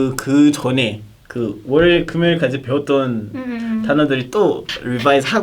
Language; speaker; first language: Korean; non-native, fluent; Kinyarwanda